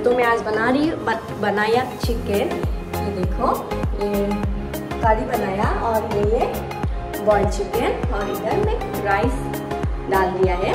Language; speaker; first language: Hindi; non-native, local second language; Assamese